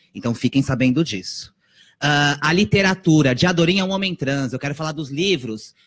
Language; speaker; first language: Portuguese; native; Portuguese